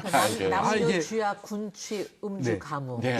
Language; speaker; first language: Korean; native; Korean